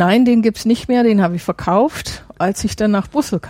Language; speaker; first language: German; non-native, fluent; English